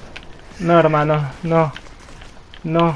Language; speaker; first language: Spanish; native; Spanish